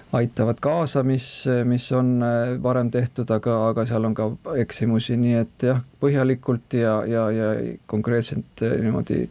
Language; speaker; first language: Estonian; native; Estonian